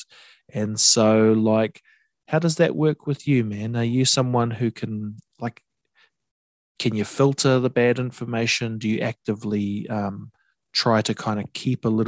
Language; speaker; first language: English; native; English